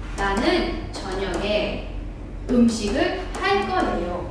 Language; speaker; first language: Korean; non-native, fluent; Thai